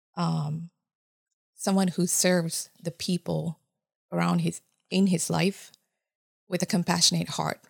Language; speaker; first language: English; non-native, fluent; Japanese